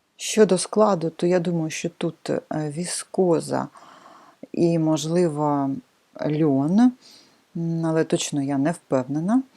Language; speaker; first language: Ukrainian; non-native, local second language; Russian